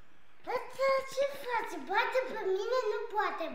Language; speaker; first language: Romanian; non-native, learner; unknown